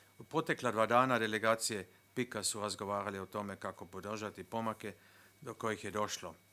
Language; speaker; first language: Croatian; non-native, fluent; Slovenian